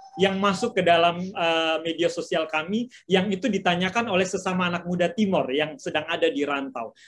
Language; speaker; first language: Indonesian; native; Indonesian